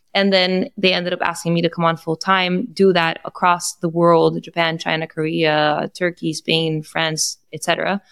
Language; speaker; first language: English; non-native, fluent; Portuguese